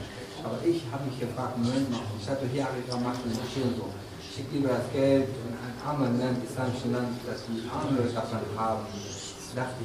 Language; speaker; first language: German; non-native, learner; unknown